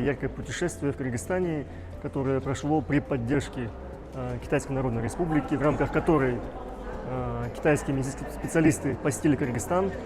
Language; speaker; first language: Russian; native; Russian